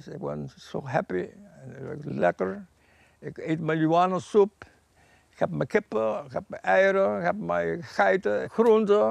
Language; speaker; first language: Dutch; non-native, local second language; Papiamento